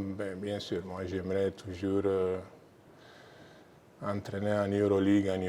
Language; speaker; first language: French; non-native, fluent; Romanian